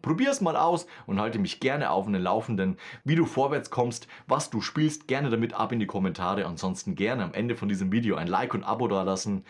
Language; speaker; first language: German; native; German